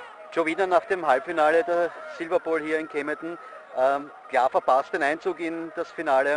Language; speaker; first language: German; native; German